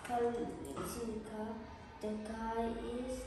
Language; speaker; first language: English; non-native, learner; Vietnamese